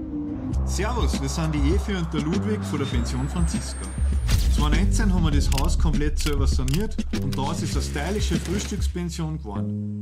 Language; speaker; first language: German; native; German